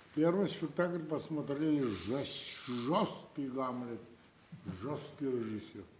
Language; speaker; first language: Russian; non-native, local second language; Kazakh